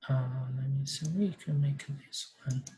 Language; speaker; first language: English; non-native, fluent; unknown